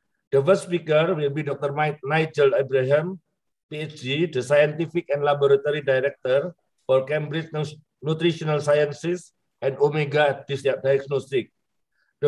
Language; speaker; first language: English; non-native, fluent; Indonesian